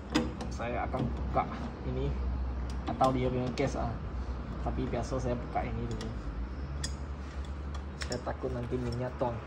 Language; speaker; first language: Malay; non-native, local second language; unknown